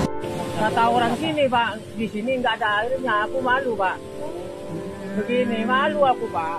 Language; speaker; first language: Indonesian; non-native, local second language; Madurese